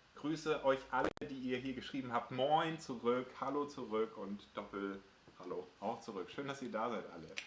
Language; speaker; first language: German; native; German